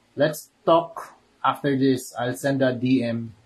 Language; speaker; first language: English; non-native, local second language; Filipino